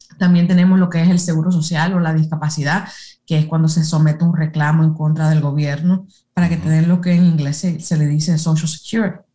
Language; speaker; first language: Spanish; early bilingual, heritage; Spanish